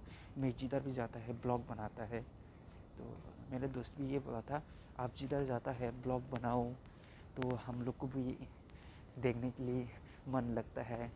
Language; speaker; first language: Hindi; non-native, local second language; Kok Borok